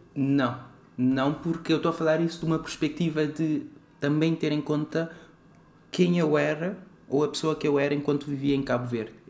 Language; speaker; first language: Portuguese; non-native, local second language; Kabuverdianu